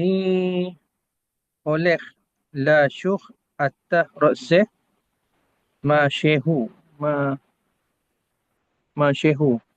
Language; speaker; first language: Hebrew; non-native, learner; Indonesian